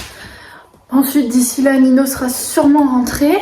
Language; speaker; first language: French; native; French